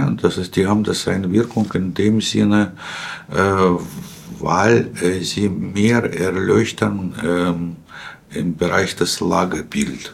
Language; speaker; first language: German; non-native, fluent; Russian